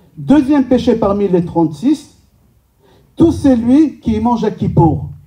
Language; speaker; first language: French; non-native, fluent; Hebrew